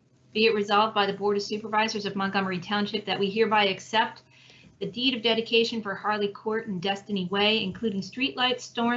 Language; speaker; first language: English; native; English